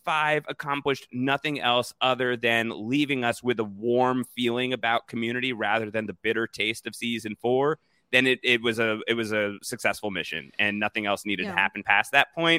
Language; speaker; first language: English; native; English